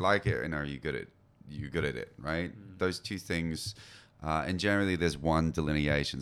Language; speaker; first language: English; native; English